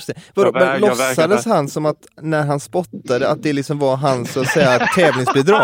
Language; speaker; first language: Swedish; native; Swedish